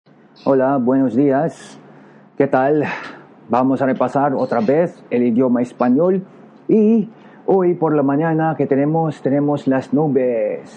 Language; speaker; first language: Spanish; non-native, learner; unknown